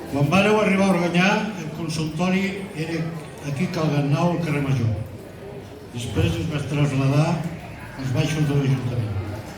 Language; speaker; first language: Catalan; native; Catalan